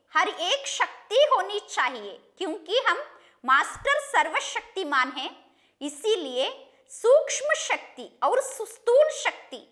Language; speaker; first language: Hindi; non-native, local second language; Kannada